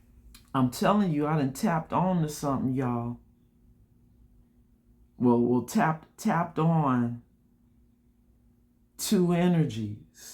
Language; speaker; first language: English; native; English